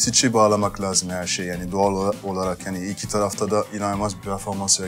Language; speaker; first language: Turkish; non-native, fluent; French